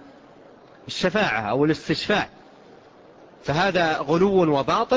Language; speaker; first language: Arabic; native; Arabic